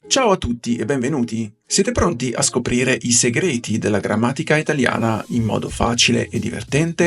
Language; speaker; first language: Italian; native; Italian